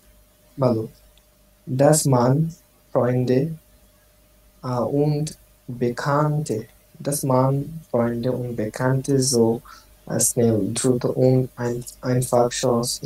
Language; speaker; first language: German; non-native, learner; Bangla